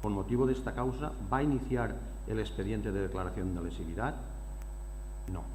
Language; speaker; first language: Spanish; non-native, local second language; Catalan